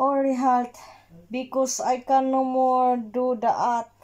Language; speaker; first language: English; non-native, learner; Cebuano